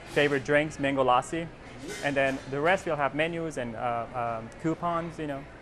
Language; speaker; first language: English; non-native, local second language; Persian